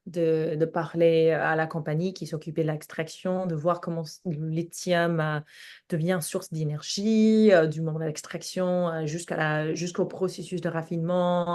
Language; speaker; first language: French; non-native, fluent; English